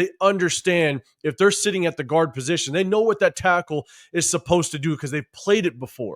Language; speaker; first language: English; native; English